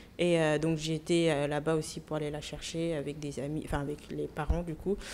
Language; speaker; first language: French; early bilingual, other home language; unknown